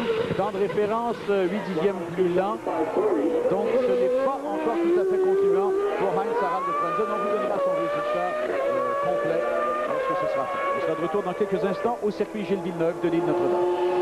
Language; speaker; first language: French; native; French